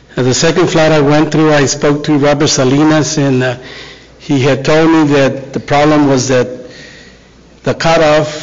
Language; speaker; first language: English; native; English